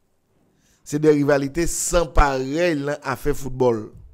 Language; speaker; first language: French; non-native, local second language; Haitian Creole